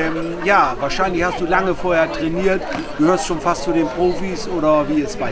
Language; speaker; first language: German; native; German